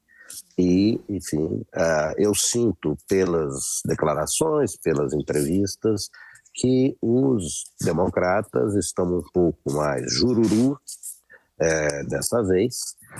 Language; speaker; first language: Portuguese; native; Portuguese